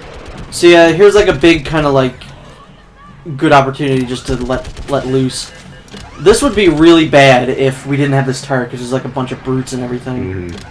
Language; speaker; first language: English; native; English